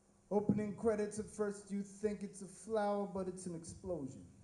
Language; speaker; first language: English; native; English